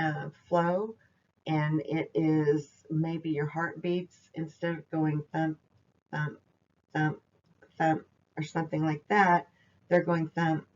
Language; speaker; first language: English; native; English